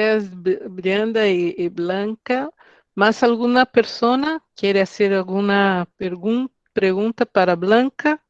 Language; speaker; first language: Spanish; non-native, fluent; Portuguese